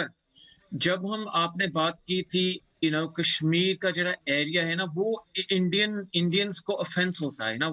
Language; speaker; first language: Hindi; early bilingual, heritage; English